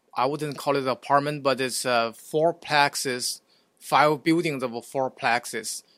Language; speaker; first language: English; non-native, fluent; Chinese